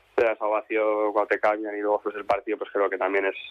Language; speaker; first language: Spanish; native; Spanish